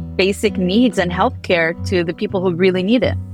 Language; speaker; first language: English; early bilingual, heritage; Arabic